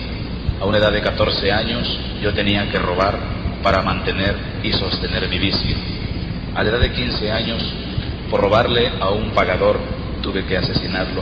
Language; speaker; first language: Spanish; native; Spanish